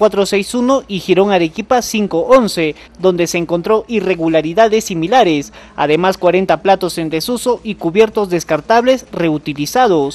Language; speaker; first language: Spanish; native; Spanish